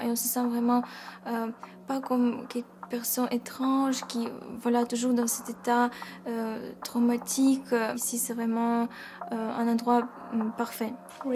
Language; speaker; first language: French; non-native, fluent; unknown